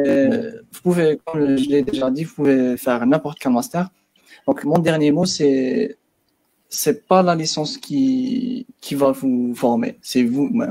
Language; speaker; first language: French; non-native, local second language; Arabic